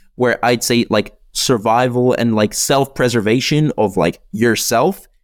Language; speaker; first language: English; non-native, fluent; Czech